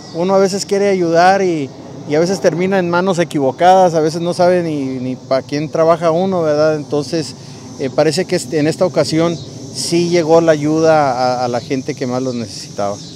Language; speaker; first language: Spanish; native; Spanish